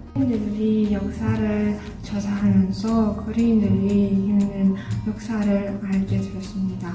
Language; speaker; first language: Korean; non-native, learner; Russian